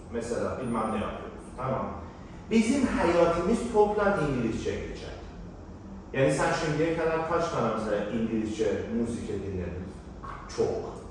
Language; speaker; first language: Turkish; non-native, fluent; Persian